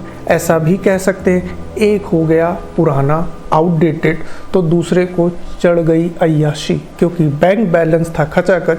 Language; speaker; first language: Hindi; native; Hindi